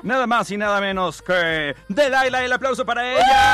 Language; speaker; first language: Spanish; native; Spanish